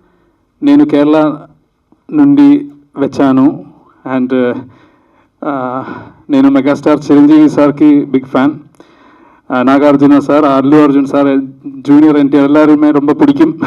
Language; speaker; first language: Telugu; non-native, learner; Malayalam